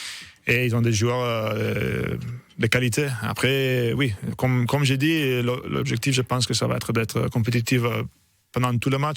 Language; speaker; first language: French; non-native, fluent; Italian